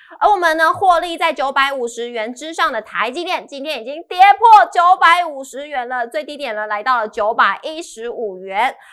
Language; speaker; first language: Chinese; native; Chinese